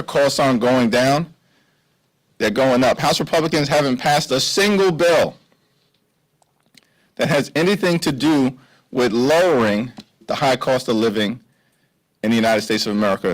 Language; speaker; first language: English; native; English